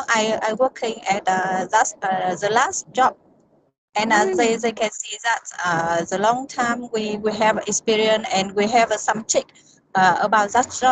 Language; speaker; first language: English; non-native, learner; Vietnamese